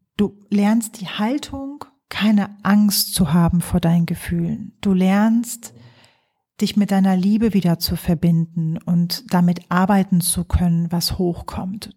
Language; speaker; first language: German; early bilingual, other home language; Polish